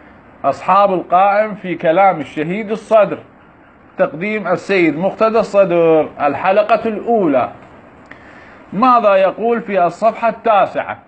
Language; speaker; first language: Arabic; native; Arabic